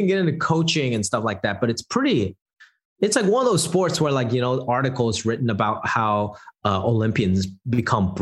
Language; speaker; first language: English; non-native, local second language; Cantonese